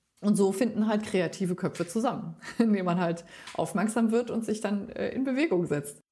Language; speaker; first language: German; native; German